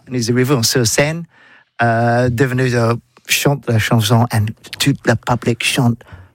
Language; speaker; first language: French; non-native, learner; English